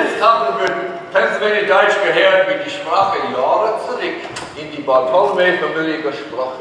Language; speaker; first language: German; early bilingual, heritage; English